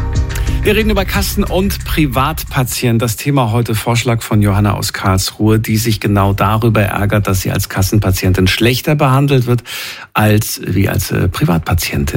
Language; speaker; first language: German; native; German